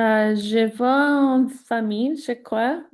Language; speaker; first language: French; non-native, learner; Spanish